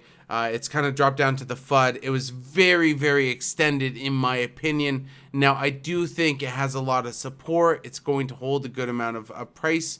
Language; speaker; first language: English; native; English